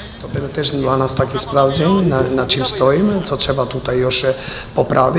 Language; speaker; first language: Polish; non-native, fluent; Albanian